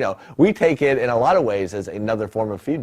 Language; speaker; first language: English; native; English